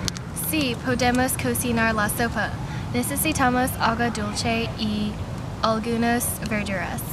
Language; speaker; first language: Spanish; non-native, learner; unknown